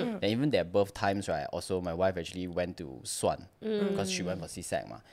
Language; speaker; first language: English; non-native, local second language; Chinese